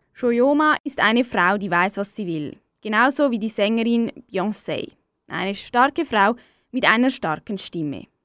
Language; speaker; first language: German; native; German